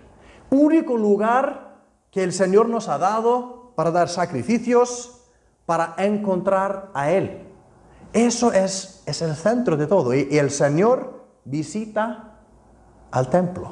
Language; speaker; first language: Spanish; non-native, fluent; Icelandic